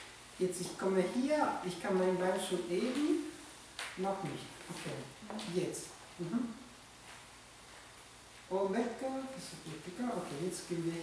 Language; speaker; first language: German; non-native, fluent; Italian